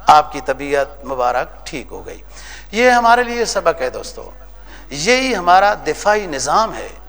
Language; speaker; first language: Urdu; native; Urdu